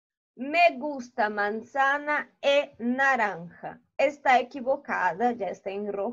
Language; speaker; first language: Spanish; non-native, fluent; Portuguese